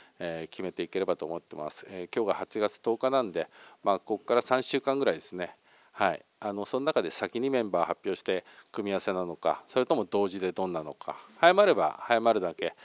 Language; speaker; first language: Japanese; native; Japanese